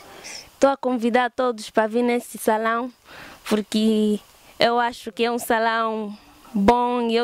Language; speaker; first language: Portuguese; early bilingual, heritage; English